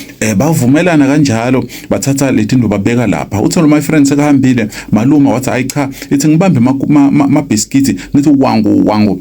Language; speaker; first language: Zulu; non-native, local second language; Swati